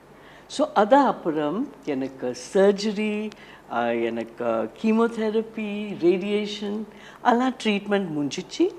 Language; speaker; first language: Tamil; non-native, learner; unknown